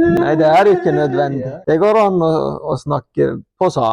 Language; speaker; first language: Norwegian; non-native, local second language; Northern Sami